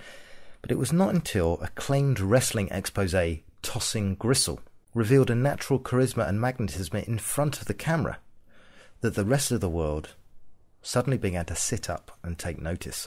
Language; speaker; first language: English; native; English